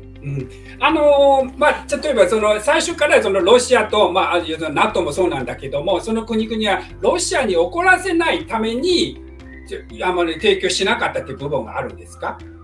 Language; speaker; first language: Japanese; non-native, fluent; Chinese